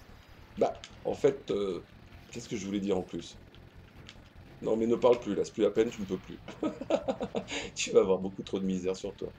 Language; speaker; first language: French; native; French